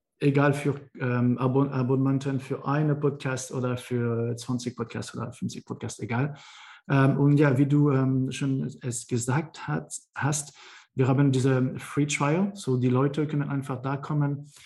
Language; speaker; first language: German; non-native, learner; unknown